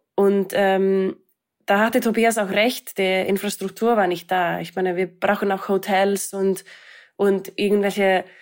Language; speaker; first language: German; non-native, fluent; Icelandic